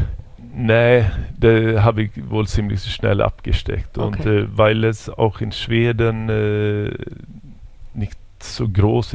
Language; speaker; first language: German; non-native, fluent; Swedish